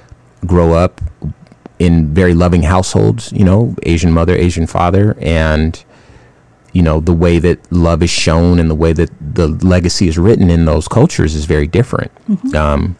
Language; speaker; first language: English; native; English